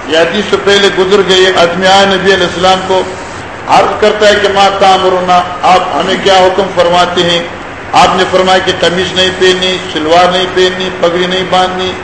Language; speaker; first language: Urdu; non-native, local second language; Northern Hindko